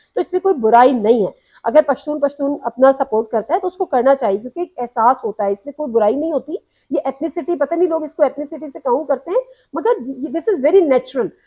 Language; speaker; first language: Urdu; native; Urdu